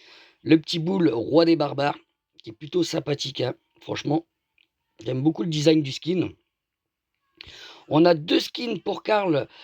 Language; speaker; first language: French; native; French